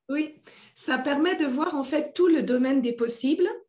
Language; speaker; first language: French; native; French